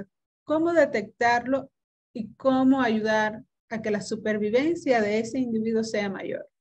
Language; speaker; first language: Spanish; native; Spanish